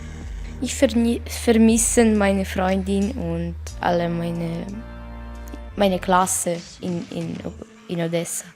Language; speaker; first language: German; non-native, learner; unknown